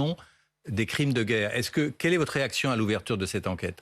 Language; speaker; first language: French; native; French